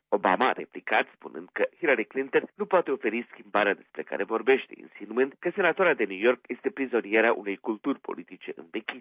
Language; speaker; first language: Romanian; native; Romanian